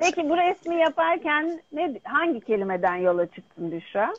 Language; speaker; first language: Turkish; native; Turkish